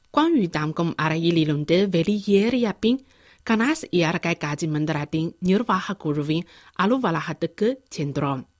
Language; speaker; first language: Tamil; non-native, fluent; Chinese